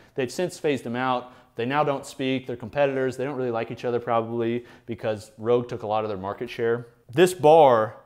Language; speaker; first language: English; native; English